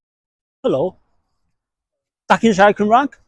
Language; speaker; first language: Welsh; non-native, learner; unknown